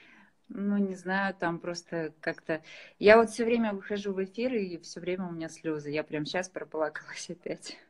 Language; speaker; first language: Russian; native; Russian